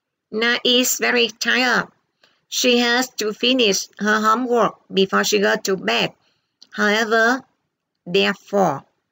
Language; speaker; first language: English; non-native, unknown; Vietnamese